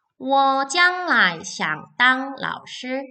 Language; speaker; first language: Chinese; non-native, fluent; Korean